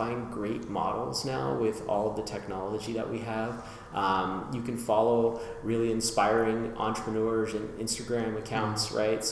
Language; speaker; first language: English; native; English